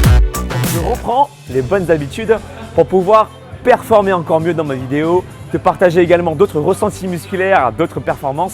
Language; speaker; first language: French; native; French